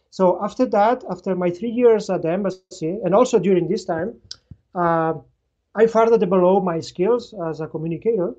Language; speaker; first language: English; non-native, fluent; Spanish